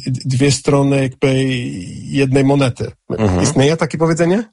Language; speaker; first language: Polish; non-native, fluent; English